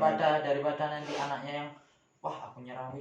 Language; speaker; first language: Indonesian; native; Indonesian